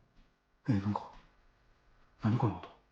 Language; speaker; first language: Japanese; native; Japanese